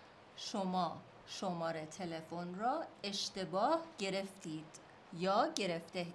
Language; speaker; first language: Persian; non-native, fluent; Urdu